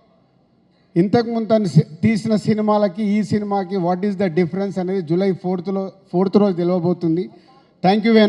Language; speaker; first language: Telugu; native; Telugu